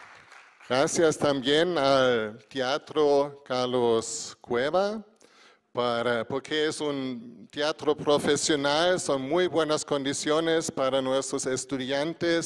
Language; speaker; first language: Spanish; non-native, fluent; German